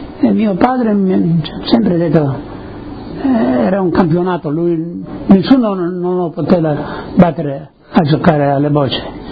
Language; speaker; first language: Italian; native; Italian